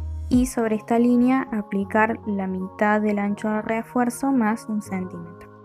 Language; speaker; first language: Spanish; native; Spanish